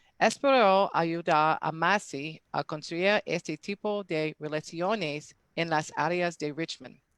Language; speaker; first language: Spanish; non-native, fluent; English